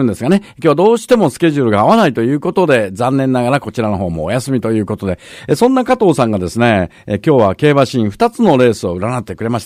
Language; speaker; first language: Japanese; native; Japanese